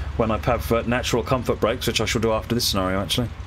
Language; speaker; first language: English; native; English